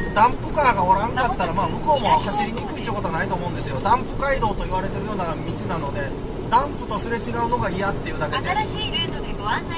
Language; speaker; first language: Japanese; native; Japanese